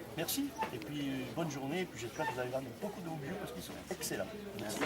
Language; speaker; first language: French; native; French